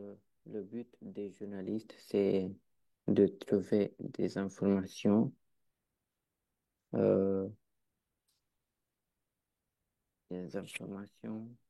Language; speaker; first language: French; non-native, learner; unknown